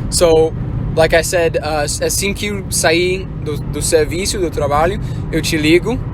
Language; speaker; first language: Portuguese; non-native, fluent; English